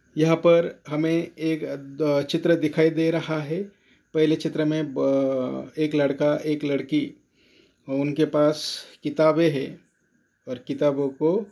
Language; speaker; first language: Hindi; non-native, local second language; Marathi